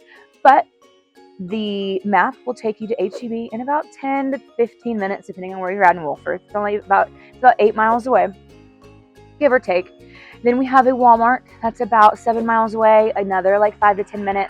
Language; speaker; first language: English; native; English